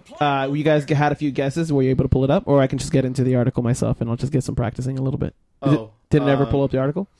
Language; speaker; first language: English; native; English